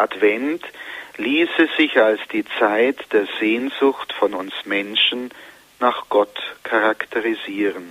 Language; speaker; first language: German; native; German